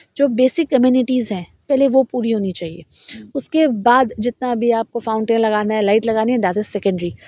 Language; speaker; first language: Hindi; native; Hindi